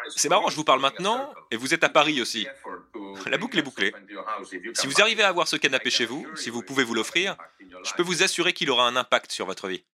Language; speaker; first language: French; non-native, fluent; Spanish